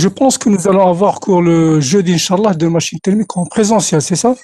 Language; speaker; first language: French; non-native, local second language; Arabic